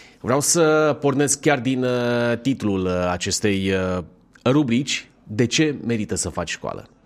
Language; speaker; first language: Romanian; native; Romanian